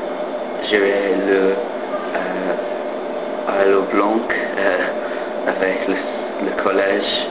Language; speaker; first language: French; non-native, learner; English